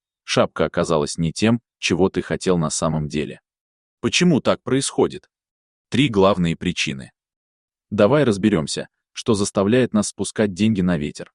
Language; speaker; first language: Russian; native; Russian